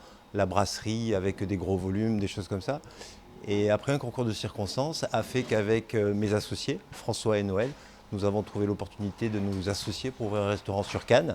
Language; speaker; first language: French; native; French